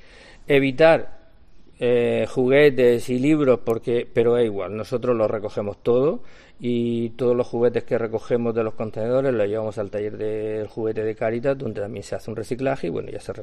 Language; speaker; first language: Spanish; native; Spanish